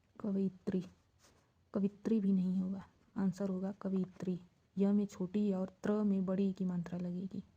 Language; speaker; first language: Hindi; native; Hindi